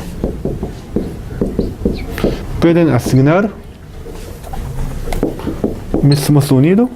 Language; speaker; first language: Spanish; non-native, fluent; Korean